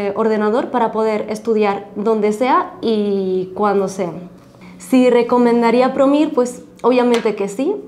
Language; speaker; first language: Spanish; non-native, fluent; Arabic